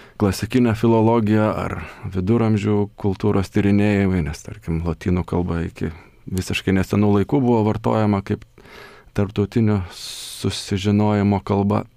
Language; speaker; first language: Lithuanian; native; Lithuanian